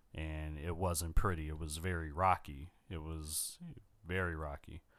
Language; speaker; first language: English; native; English